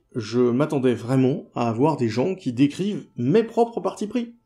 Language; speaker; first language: French; native; French